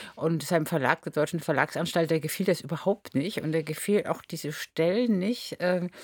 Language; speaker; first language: German; native; German